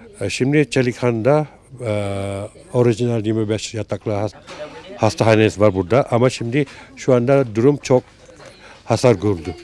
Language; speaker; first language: Turkish; non-native, learner; Malay